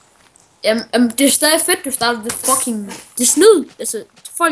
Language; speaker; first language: Danish; native; Danish